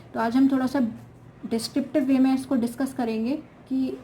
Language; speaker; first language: Hindi; native; Hindi